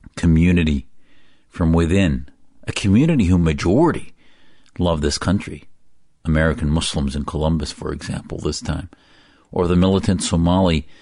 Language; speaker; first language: English; early bilingual, other home language; Arabic